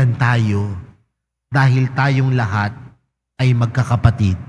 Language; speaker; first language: Filipino; native; Filipino